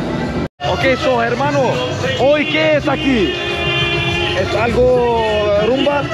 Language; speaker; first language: Spanish; non-native, learner; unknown